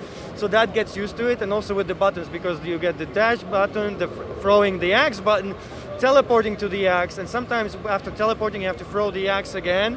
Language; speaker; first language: English; non-native, fluent; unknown